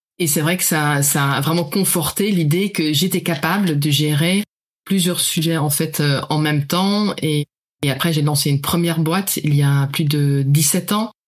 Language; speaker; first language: French; non-native, fluent; Dutch